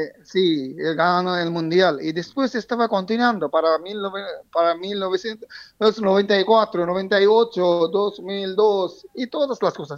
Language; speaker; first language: Spanish; non-native, fluent; Bangla